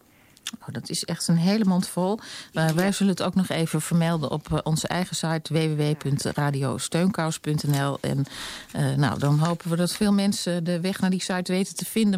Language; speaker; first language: Dutch; native; Dutch